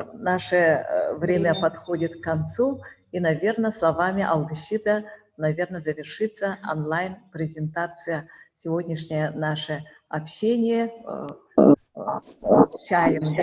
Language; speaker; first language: Russian; native; Russian